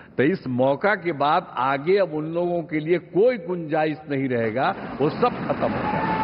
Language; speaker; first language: Hindi; native; Hindi